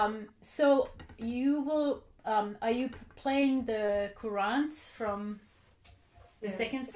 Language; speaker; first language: English; non-native, fluent; Finnish